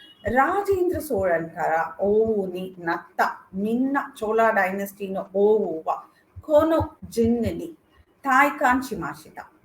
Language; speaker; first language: Japanese; non-native, learner; Tamil